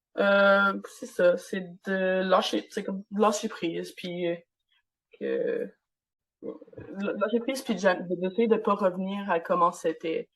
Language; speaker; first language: French; non-native, local second language; English